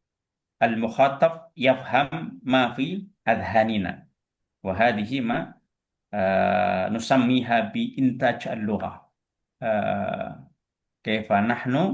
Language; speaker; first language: Arabic; non-native, fluent; Indonesian